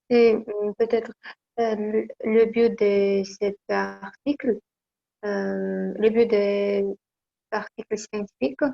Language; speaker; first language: French; non-native, learner; Kazakh